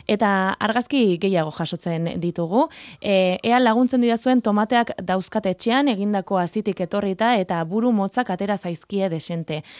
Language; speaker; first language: Basque; native; Basque